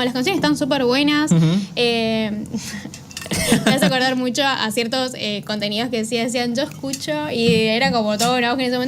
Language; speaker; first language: Spanish; native; Spanish